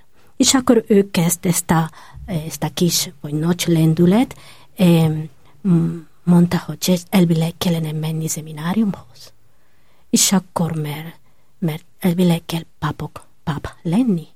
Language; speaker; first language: Hungarian; non-native, learner; Spanish